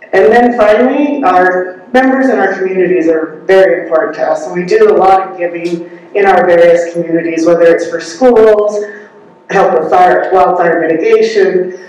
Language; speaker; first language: English; native; English